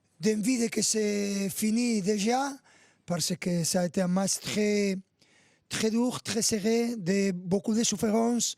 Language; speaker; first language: French; non-native, fluent; Spanish